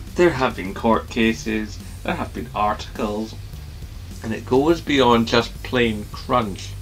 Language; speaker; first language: English; native; English